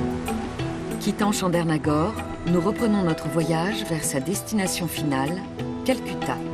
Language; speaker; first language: French; native; French